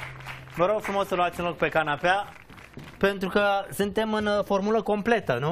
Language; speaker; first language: Romanian; native; Romanian